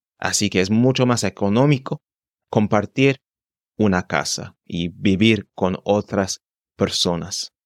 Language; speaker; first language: Spanish; non-native, fluent; English